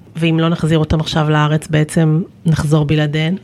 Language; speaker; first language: Hebrew; native; Hebrew